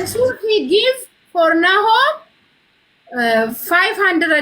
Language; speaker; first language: English; non-native, learner; Amharic